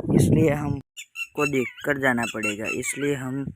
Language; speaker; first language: Hindi; non-native, local second language; Gujarati